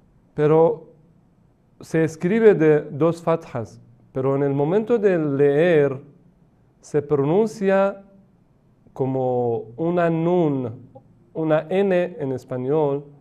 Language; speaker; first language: Spanish; non-native, fluent; Persian